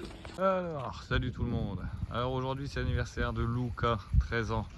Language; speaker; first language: French; native; French